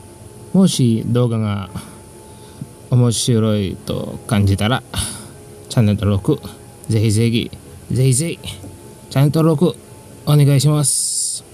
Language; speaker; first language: Japanese; non-native, fluent; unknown